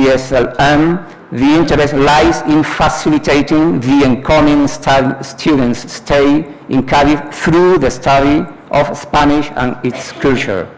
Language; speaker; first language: English; non-native, fluent; Spanish